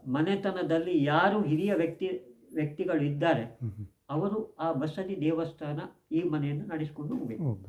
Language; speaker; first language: Kannada; native; Kannada